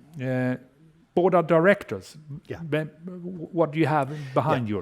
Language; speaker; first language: English; non-native, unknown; Swedish